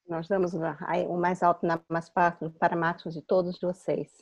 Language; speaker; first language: Portuguese; native; Portuguese